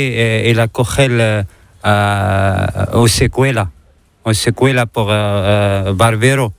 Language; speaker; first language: Spanish; non-native, learner; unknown